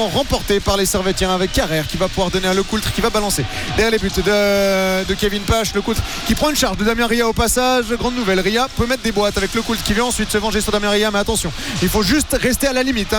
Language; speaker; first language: French; native; French